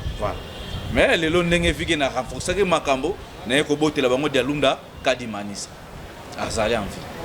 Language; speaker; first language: Lingala; non-native, local second language; Kongo